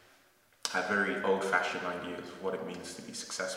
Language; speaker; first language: English; native; English